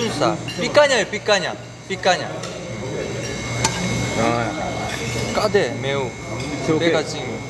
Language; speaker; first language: Portuguese; non-native, learner; Korean